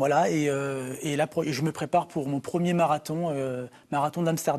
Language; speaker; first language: French; native; French